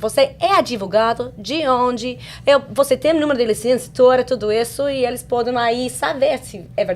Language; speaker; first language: Portuguese; non-native, fluent; English